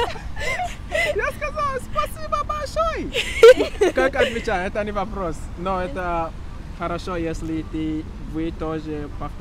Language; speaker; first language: Russian; non-native, learner; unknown